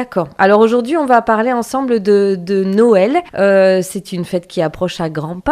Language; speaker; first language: French; native; French